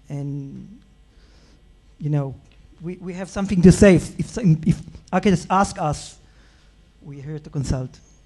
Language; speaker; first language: English; non-native, fluent; Hebrew